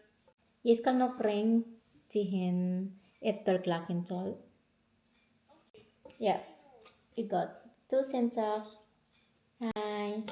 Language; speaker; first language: Danish; non-native, learner; Filipino